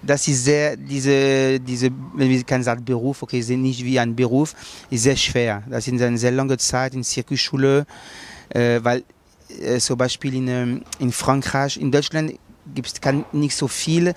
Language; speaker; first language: German; non-native, learner; French